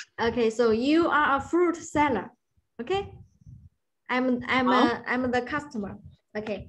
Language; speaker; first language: English; non-native, fluent; Chinese